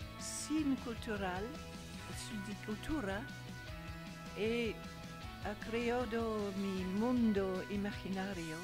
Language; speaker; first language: Spanish; non-native, learner; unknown